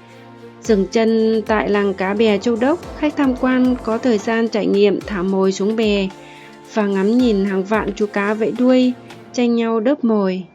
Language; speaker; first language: Vietnamese; native; Vietnamese